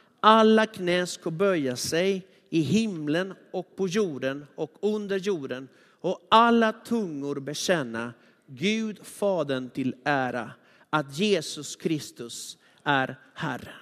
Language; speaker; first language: Swedish; non-native, fluent; Spanish